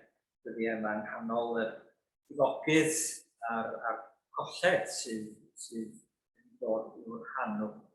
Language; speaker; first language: Welsh; native; Welsh